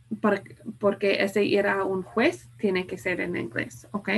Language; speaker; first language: Spanish; non-native, fluent; English